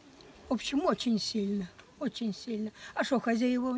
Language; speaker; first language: Russian; native; Russian